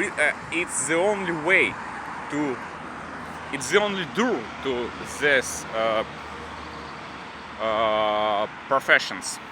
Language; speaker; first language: English; non-native, learner; Russian